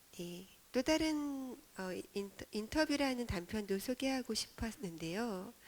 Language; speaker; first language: Korean; native; Korean